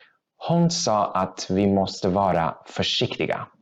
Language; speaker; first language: Swedish; non-native, fluent; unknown